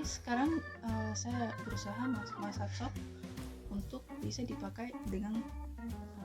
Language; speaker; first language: Indonesian; non-native, fluent; Russian